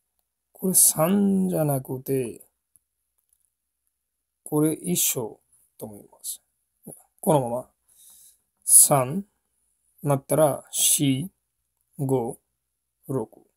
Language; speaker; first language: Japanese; non-native, learner; Bangla